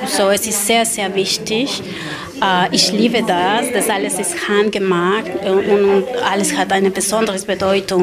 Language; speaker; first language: German; non-native, learner; Spanish